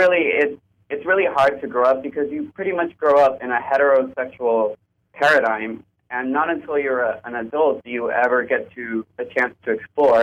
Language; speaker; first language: English; native; English